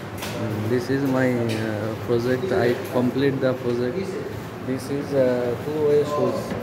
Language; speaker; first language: English; non-native, learner; Bangla